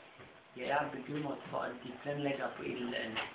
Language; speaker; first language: Danish; non-native, fluent; Arabic